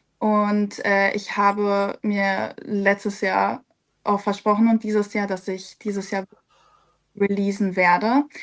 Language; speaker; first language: German; early bilingual, other home language; Serbian